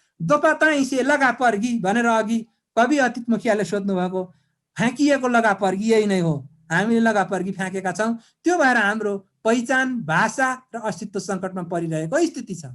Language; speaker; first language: Nepali; non-native, local second language; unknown